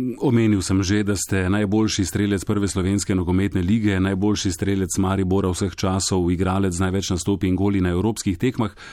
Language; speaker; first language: Slovenian; native; Slovenian